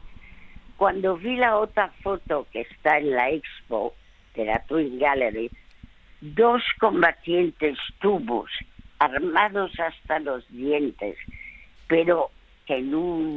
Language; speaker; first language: Spanish; early bilingual, other home language; French